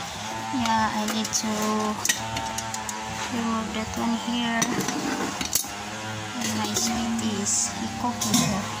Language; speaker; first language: English; non-native, learner; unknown